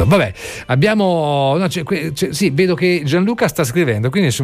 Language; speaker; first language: Italian; native; Italian